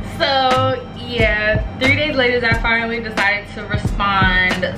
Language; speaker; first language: English; native; English